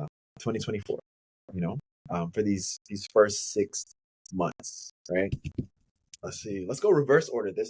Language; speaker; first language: English; native; English